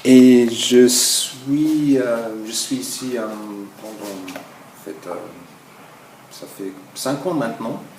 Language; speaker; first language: French; non-native, fluent; English